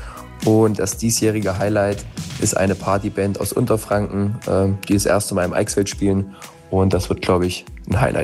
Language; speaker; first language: German; native; German